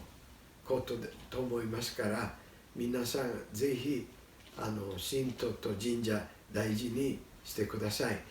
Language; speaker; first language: Japanese; non-native, learner; Italian